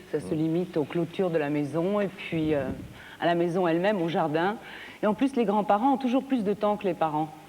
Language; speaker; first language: French; early bilingual, other home language; Bulgarian